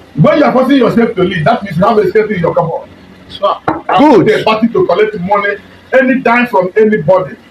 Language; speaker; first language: Nigerian Pidgin; non-native, local second language; Igbo